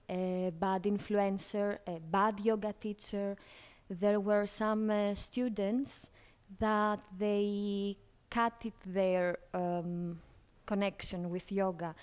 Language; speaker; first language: English; non-native, fluent; Greek